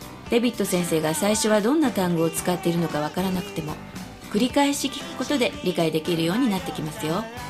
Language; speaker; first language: Japanese; native; Japanese